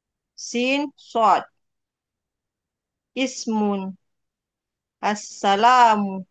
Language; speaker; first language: Arabic; non-native, learner; Indonesian